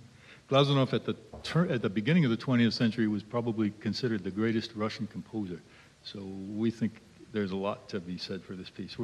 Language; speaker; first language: English; native; English